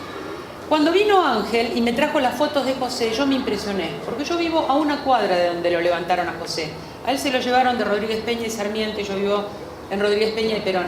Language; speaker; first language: Spanish; native; Spanish